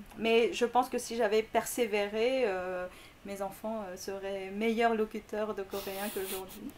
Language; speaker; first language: French; non-native, fluent; Korean